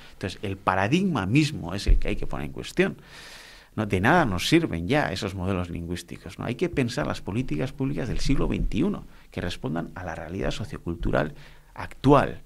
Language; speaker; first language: Spanish; non-native, local second language; Basque